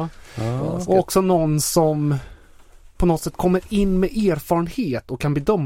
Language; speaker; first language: Swedish; native; Swedish